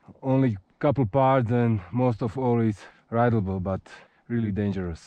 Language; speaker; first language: English; non-native, learner; Slovak